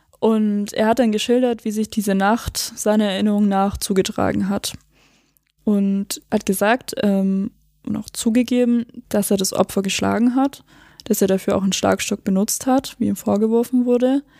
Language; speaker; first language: German; native; German